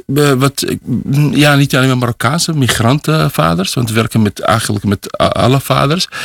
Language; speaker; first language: Dutch; early bilingual, other home language; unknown